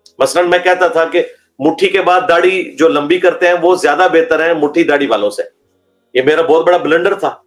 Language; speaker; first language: Urdu; non-native, local second language; Punjabi